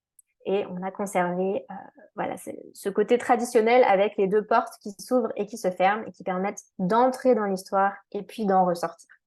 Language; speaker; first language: French; native; French